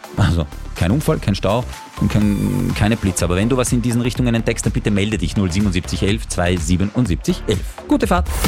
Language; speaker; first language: German; native; German